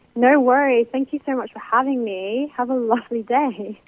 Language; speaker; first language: English; native; English